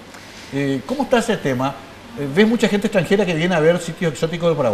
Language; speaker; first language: Spanish; native; Spanish